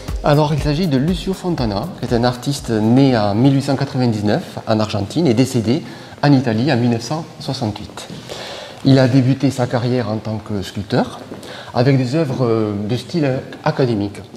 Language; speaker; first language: French; native; French